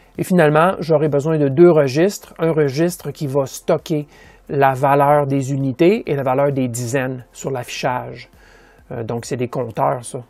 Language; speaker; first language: French; native; French